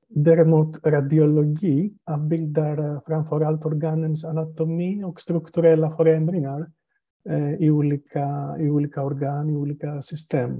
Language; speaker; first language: Swedish; non-native, fluent; Greek